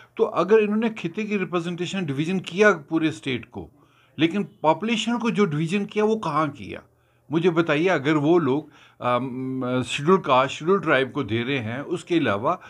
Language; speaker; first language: Hindi; non-native, local second language; Kashmiri